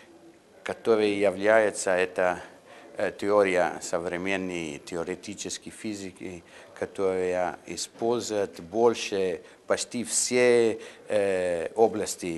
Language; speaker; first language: Russian; non-native, learner; Italian